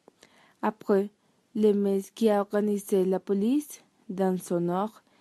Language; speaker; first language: French; non-native, learner; Spanish